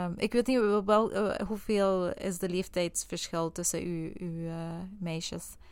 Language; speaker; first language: Dutch; native; Dutch